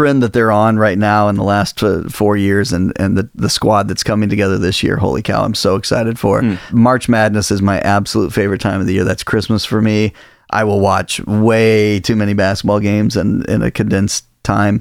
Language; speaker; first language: English; native; English